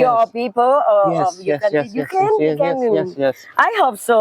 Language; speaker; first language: English; non-native, learner; Thai